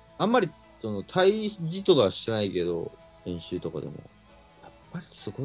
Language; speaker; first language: Japanese; native; Japanese